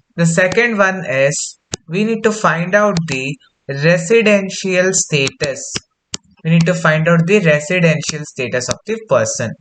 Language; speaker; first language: English; non-native, local second language; Kannada